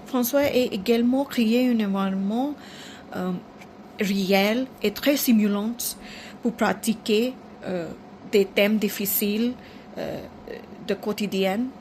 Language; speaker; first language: French; non-native, fluent; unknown